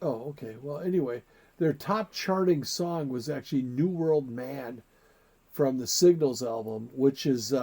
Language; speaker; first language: English; native; English